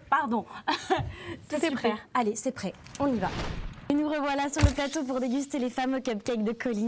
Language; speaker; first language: French; native; French